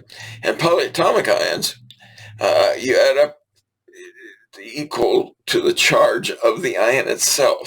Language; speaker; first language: English; native; English